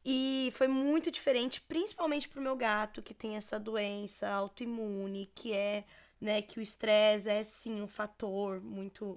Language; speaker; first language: Portuguese; native; Portuguese